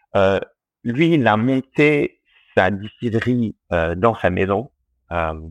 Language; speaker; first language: French; early bilingual, heritage; English